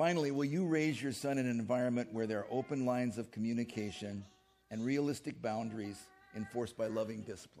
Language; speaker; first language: English; native; English